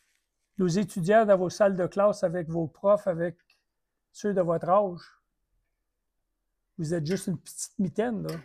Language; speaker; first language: French; native; French